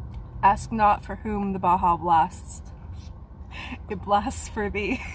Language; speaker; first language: English; native; English